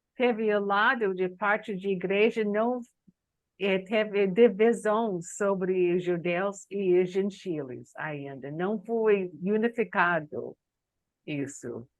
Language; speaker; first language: Portuguese; non-native, learner; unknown